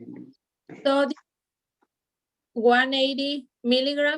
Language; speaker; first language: English; non-native, learner; Spanish